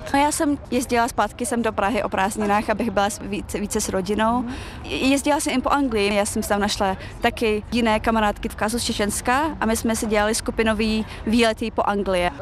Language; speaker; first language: Czech; early bilingual, other home language; Chechen